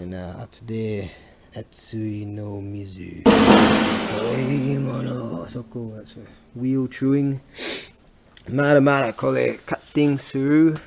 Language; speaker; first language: Japanese; non-native, learner; English